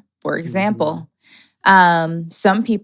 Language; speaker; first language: English; native; English